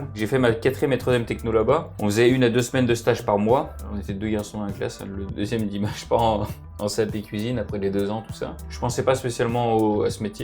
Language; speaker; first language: French; native; French